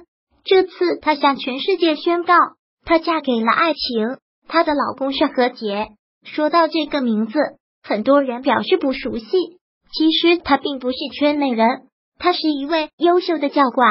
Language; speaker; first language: Chinese; native; Chinese